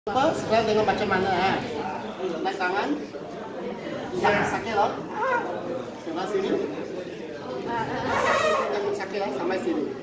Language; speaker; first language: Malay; non-native, local second language; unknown